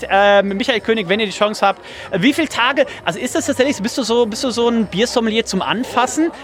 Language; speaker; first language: German; native; German